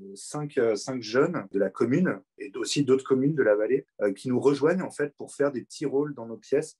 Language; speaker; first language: French; native; French